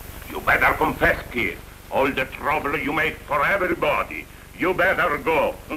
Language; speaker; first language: English; non-native, fluent; Italian